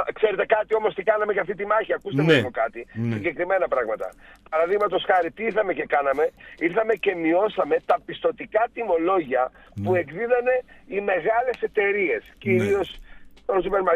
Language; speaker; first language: Greek; native; Greek